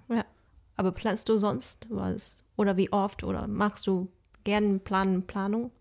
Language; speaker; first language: German; non-native, fluent; Chinese